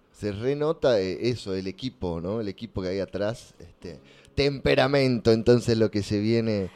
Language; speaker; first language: Spanish; native; Spanish